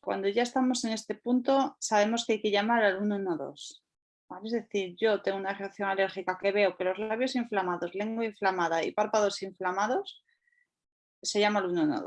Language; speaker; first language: Spanish; native; Spanish